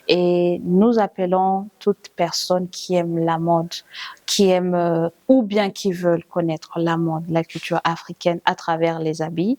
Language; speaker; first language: French; non-native, local second language; Rundi